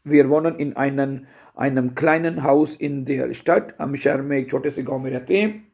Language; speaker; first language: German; non-native, fluent; Urdu